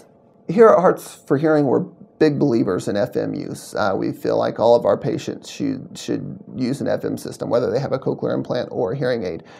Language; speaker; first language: English; native; English